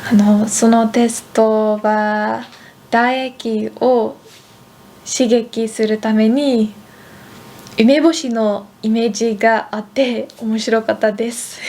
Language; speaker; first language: Japanese; non-native, fluent; Dutch